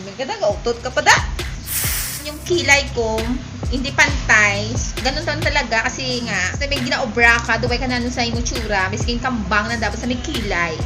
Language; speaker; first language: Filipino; non-native, local second language; Hiligaynon